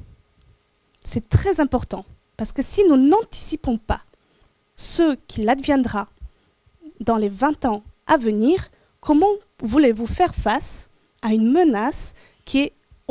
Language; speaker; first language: French; non-native, fluent; Romanian